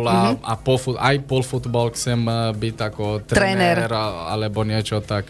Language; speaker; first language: Slovak; non-native, learner; Portuguese